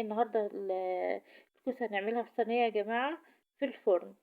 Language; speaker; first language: Arabic; native; Arabic